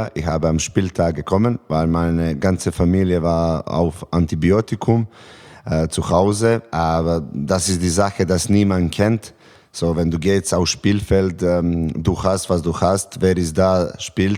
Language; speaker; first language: German; non-native, learner; Serbian